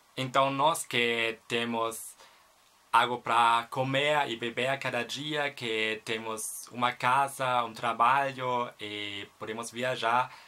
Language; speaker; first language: Portuguese; non-native, fluent; German